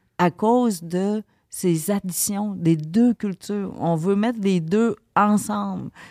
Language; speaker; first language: French; early bilingual, other home language; Vietnamese